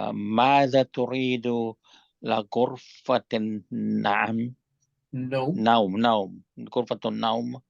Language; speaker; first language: Arabic; non-native, learner; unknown